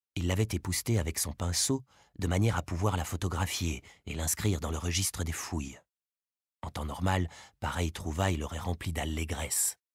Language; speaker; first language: French; native; French